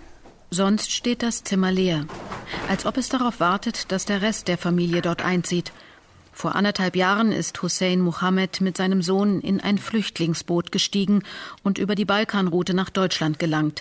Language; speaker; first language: German; native; German